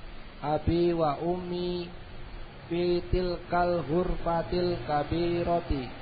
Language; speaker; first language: Arabic; non-native, learner; Indonesian